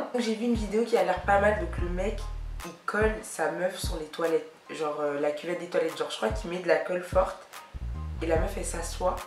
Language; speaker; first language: French; native; French